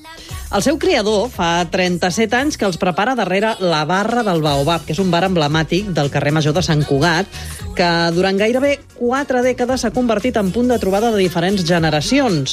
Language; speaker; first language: Catalan; native; Catalan